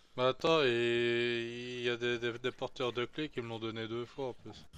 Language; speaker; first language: French; native; French